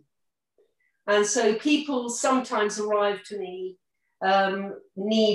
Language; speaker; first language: English; native; English